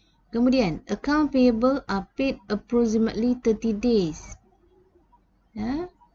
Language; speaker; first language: English; non-native, local second language; Malay